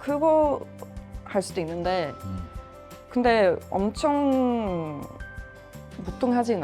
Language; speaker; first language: Korean; non-native, fluent; Swedish